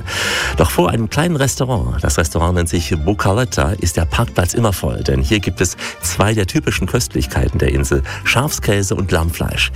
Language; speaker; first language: German; native; German